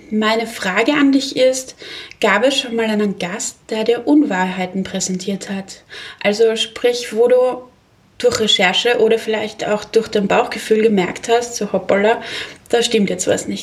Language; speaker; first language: German; native; German